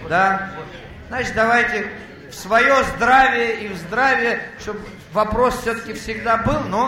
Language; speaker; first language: Russian; native; Russian